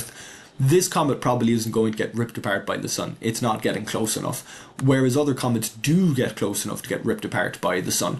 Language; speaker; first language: English; native; English